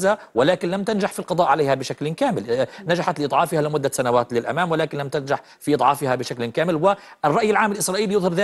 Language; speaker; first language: Arabic; native; Arabic